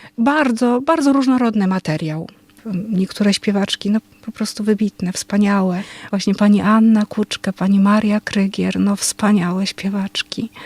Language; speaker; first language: Polish; native; Polish